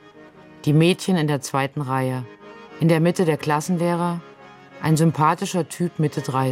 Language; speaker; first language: German; native; German